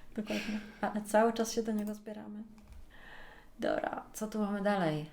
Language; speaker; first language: Polish; native; Polish